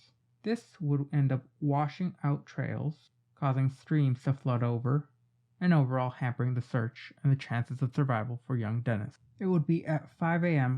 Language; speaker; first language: English; native; English